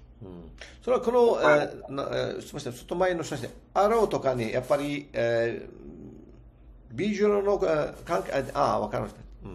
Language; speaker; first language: Japanese; non-native, fluent; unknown